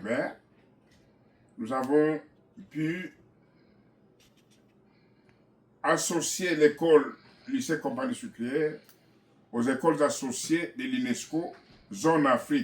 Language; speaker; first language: French; non-native, local second language; Kongo